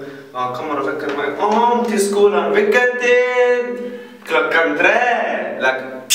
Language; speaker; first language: Swedish; early bilingual, other home language; Arabic